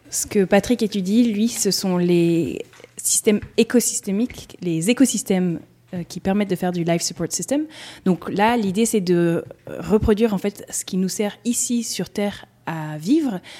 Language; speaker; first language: French; non-native, fluent; English